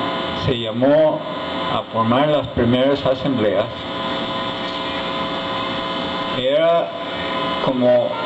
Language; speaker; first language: Spanish; non-native, fluent; English